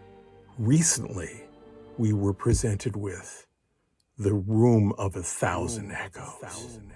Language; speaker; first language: English; native; English